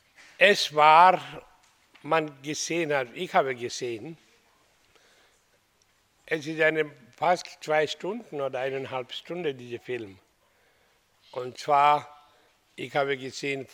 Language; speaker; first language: German; non-native, fluent; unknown